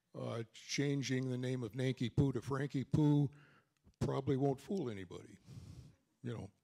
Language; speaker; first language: English; native; English